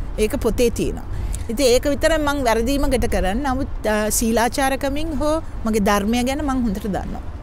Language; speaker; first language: Sinhala; non-native, local second language; Tamil